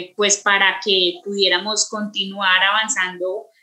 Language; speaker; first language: Spanish; native; Spanish